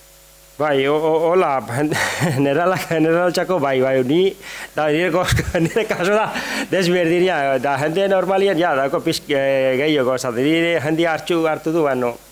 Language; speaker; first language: Basque; non-native, learner; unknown